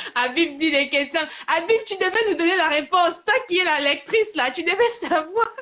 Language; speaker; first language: French; native; French